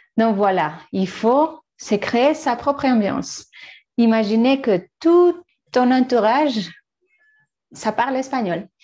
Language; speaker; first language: French; non-native, fluent; Spanish